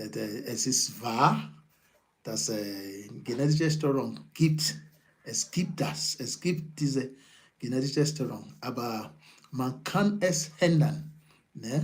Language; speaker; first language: German; non-native, learner; Yoruba